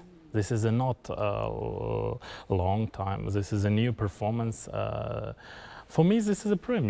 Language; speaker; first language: English; non-native, learner; Kazakh